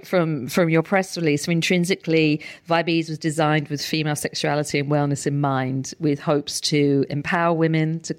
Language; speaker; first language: English; native; English